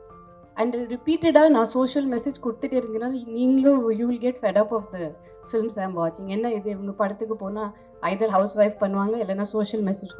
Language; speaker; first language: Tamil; non-native, fluent; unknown